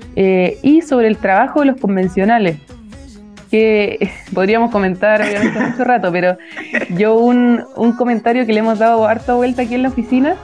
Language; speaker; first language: Spanish; native; Spanish